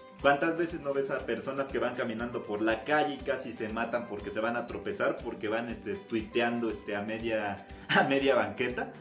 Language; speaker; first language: Spanish; native; Spanish